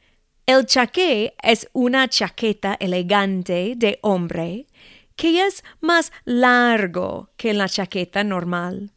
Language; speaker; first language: Spanish; non-native, fluent; English